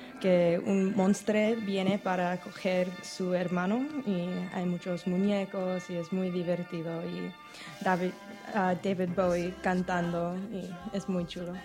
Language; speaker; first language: Spanish; non-native, learner; English